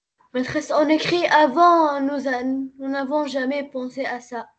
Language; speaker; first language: French; non-native, learner; Arabic